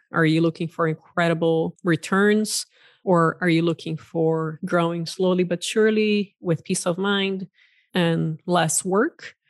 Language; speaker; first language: English; non-native, fluent; Portuguese